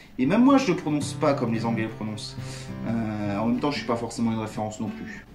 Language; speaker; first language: French; native; French